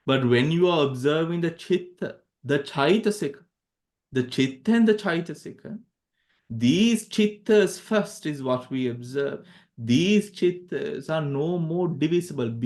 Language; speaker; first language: English; non-native, local second language; Sinhala